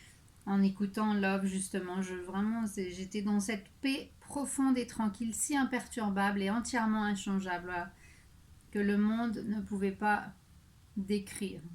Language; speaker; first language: French; native; French